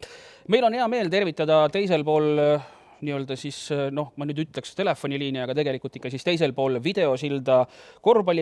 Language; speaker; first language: Estonian; native; Estonian